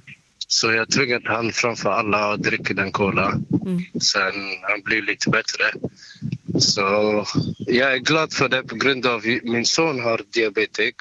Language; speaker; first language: Swedish; non-native, learner; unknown